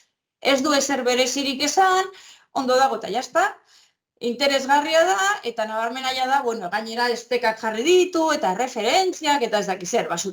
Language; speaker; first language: Basque; native; Basque